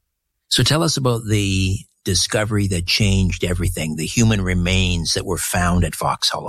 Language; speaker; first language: English; native; English